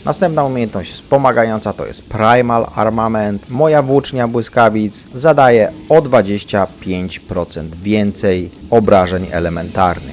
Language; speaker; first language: Polish; native; Polish